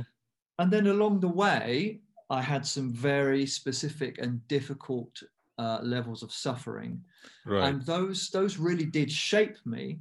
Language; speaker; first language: English; native; English